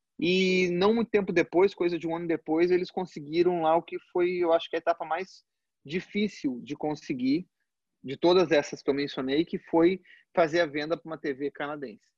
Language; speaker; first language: Portuguese; early bilingual, other home language; Spanish